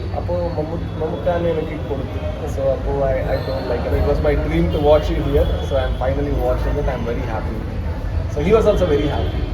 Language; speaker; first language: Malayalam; non-native, learner; Kannada